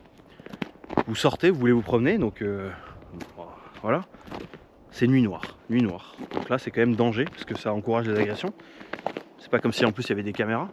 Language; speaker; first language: French; native; French